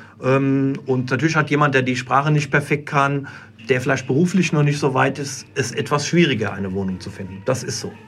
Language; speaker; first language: German; native; German